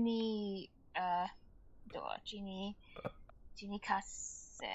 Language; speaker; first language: Japanese; non-native, learner; English